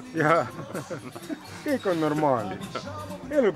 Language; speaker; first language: Estonian; non-native, local second language; Russian